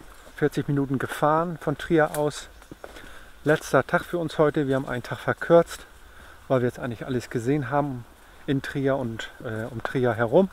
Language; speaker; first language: German; native; German